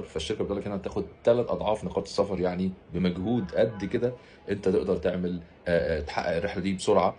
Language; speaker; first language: Arabic; native; Arabic